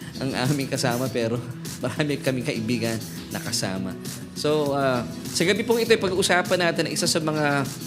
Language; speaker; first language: Filipino; native; Filipino